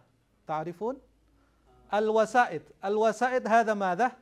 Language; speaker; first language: Arabic; non-native, fluent; Indonesian